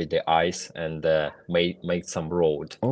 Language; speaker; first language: English; non-native, fluent; Ukrainian